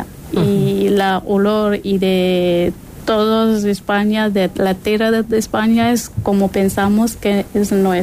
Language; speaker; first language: Spanish; non-native, learner; Persian